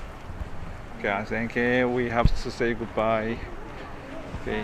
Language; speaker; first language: English; non-native, fluent; Korean